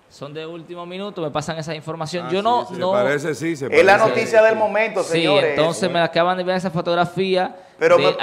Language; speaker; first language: Spanish; native; Spanish